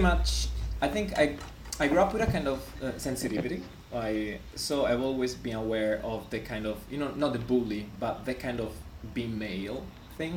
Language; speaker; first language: English; non-native, fluent; Italian